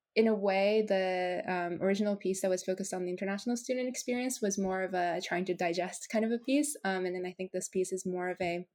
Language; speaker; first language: English; non-native, fluent; Japanese